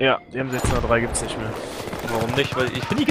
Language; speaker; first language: German; native; German